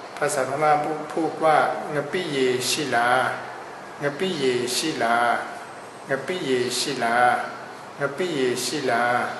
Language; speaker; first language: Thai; non-native, fluent; Burmese